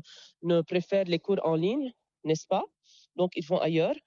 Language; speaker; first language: French; non-native, local second language; Arabic